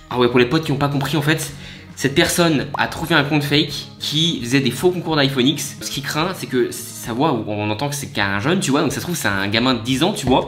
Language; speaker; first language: French; native; French